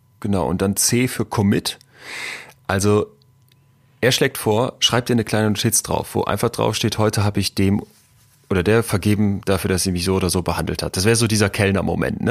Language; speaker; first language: German; native; German